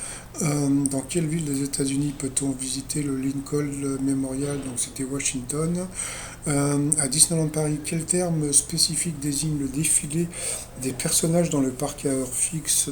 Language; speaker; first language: French; native; French